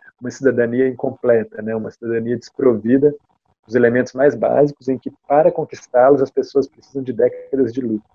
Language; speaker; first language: Portuguese; native; Portuguese